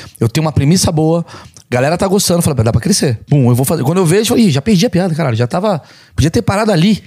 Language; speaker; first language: Portuguese; native; Portuguese